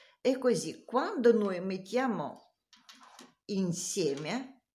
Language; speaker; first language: Italian; non-native, learner; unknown